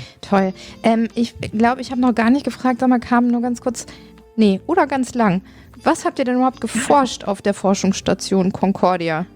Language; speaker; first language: German; native; German